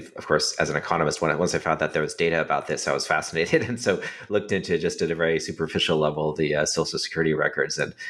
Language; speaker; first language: English; native; English